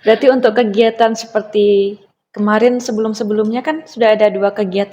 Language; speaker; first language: Indonesian; native; Indonesian